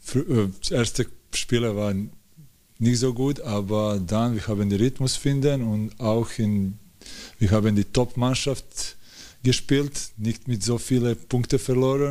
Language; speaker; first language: German; non-native, learner; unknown